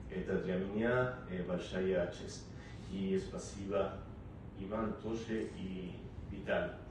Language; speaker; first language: Russian; non-native, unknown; Spanish